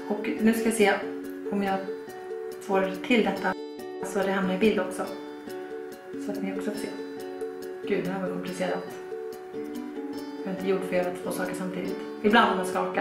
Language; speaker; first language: Swedish; native; Swedish